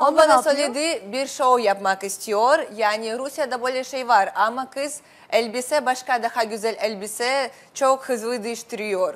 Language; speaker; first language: Turkish; native; Turkish